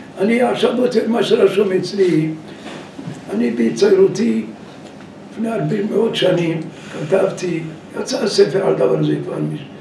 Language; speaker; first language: Hebrew; native; Hebrew